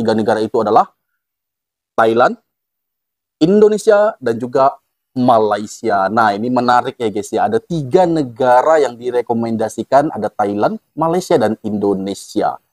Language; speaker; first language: Indonesian; native; Indonesian